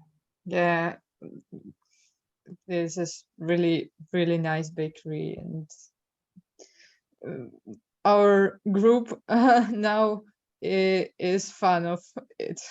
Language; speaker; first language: English; non-native, learner; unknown